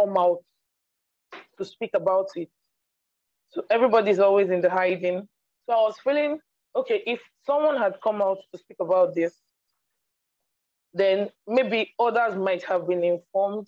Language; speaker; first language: English; non-native, local second language; Igbo